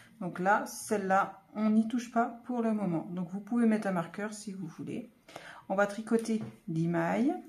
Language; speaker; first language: French; native; French